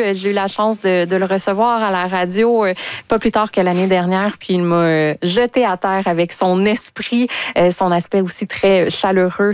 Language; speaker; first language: French; native; French